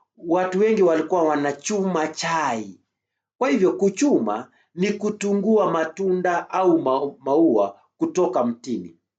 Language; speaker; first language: Swahili; native; Swahili